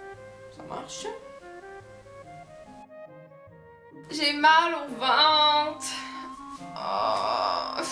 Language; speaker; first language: French; native; French